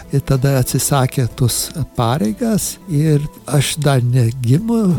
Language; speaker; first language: Lithuanian; early bilingual, heritage; Lithuanian